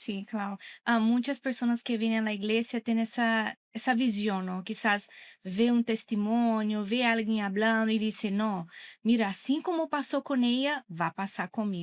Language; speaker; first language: Portuguese; non-native, learner; Spanish